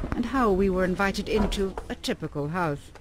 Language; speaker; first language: English; native; English